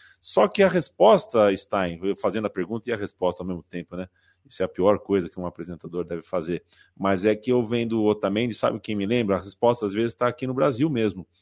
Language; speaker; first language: Portuguese; native; Portuguese